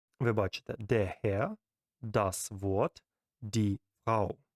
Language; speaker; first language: German; non-native, fluent; Ukrainian